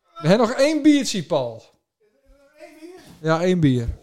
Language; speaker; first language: Dutch; native; Dutch